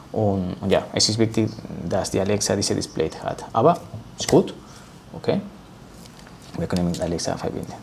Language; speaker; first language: German; non-native, learner; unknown